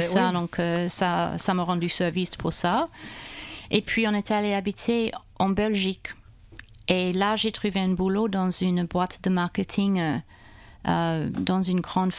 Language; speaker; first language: French; non-native, fluent; English